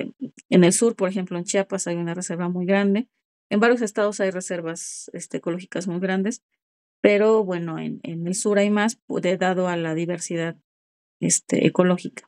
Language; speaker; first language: Spanish; native; Spanish